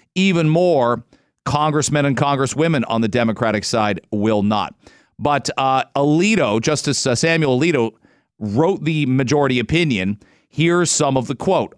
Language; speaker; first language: English; native; English